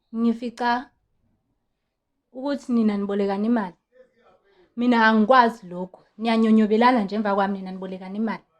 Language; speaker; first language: Zulu; non-native, local second language; Xhosa